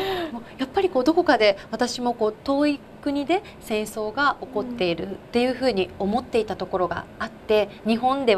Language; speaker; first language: Japanese; native; Japanese